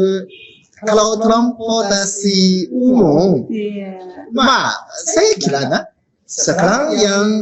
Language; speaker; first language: Indonesian; non-native, learner; Japanese